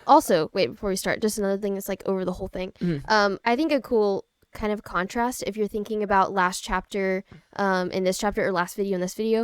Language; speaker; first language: English; native; English